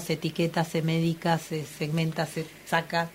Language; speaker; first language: Spanish; native; Spanish